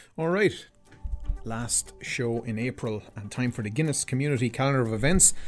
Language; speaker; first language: English; native; English